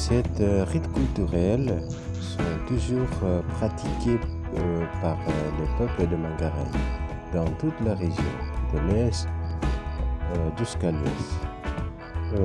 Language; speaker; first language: French; non-native, fluent; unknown